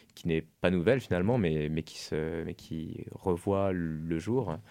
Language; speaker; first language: French; non-native, fluent; German